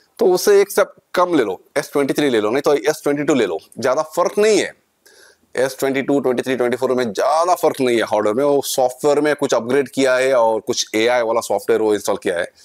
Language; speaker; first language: Hindi; non-native, local second language; Kannada